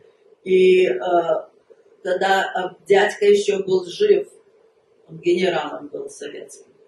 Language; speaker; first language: Russian; early bilingual, heritage; Russian